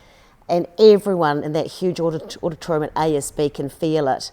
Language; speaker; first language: English; native; English